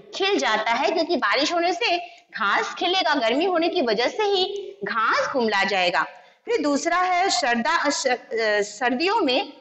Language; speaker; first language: Hindi; non-native, local second language; Gujarati